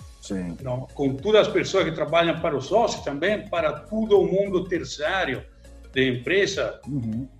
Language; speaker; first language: Portuguese; non-native, learner; Italian